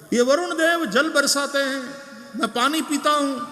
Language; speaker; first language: Hindi; non-native, local second language; Gujarati